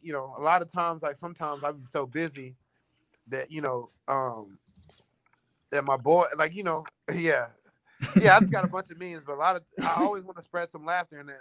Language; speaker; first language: English; native; English